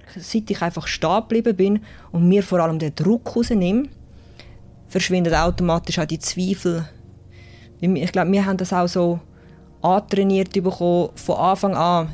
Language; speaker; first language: German; native; German